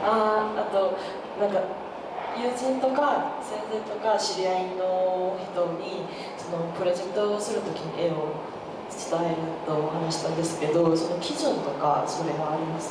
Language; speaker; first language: Japanese; non-native, learner; Korean